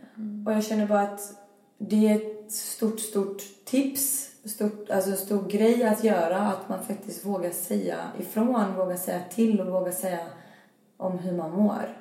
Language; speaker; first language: Swedish; early bilingual, other home language; Albanian